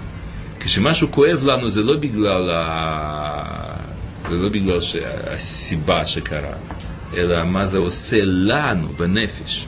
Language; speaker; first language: Hebrew; native; Hebrew